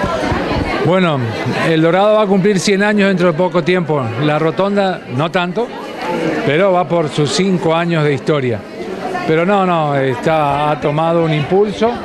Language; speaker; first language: Spanish; native; Spanish